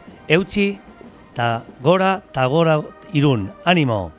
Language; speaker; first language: Basque; non-native, local second language; Spanish